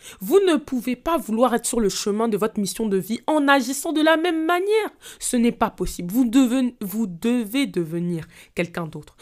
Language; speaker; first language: French; native; French